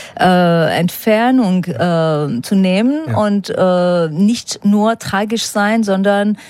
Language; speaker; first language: German; non-native, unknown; Persian